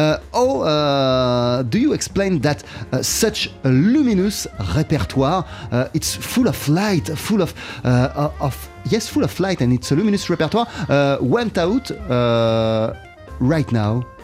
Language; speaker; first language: English; non-native, fluent; French